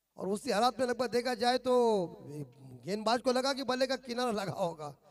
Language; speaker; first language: Hindi; non-native, local second language; Marathi